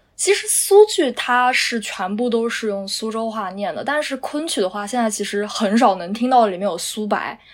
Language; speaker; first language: Chinese; native; Chinese